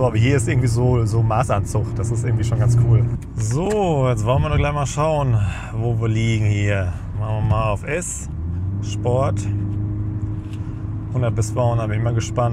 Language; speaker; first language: German; native; German